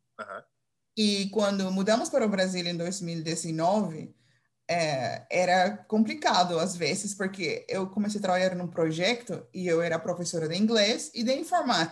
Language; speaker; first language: Portuguese; non-native, fluent; Dutch